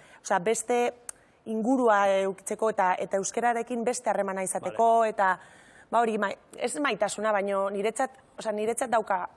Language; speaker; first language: Basque; non-native, local second language; Spanish